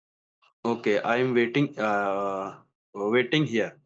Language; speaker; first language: English; non-native, learner; Hindi